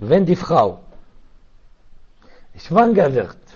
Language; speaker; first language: German; non-native, learner; Arabic